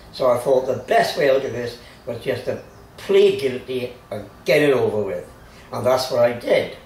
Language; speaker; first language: English; native; English